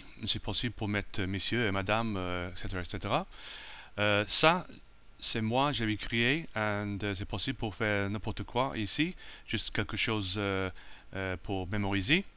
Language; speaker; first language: French; non-native, learner; English